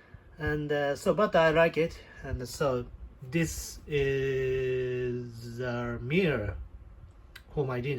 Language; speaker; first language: English; non-native, learner; Japanese